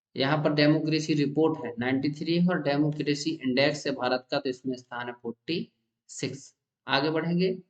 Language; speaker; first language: Hindi; native; Hindi